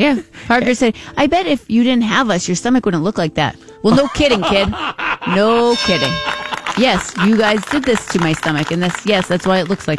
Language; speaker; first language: English; native; English